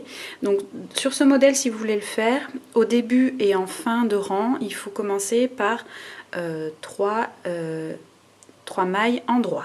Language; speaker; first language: French; native; French